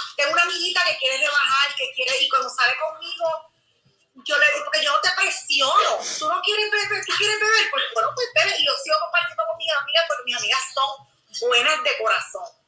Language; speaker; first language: Spanish; native; Spanish